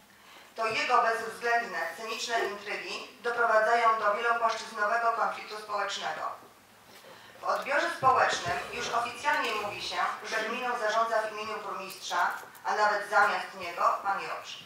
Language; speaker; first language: Polish; native; Polish